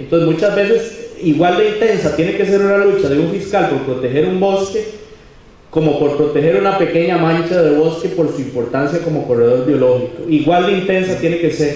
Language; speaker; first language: Spanish; native; Spanish